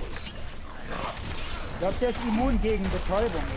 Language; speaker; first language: German; native; German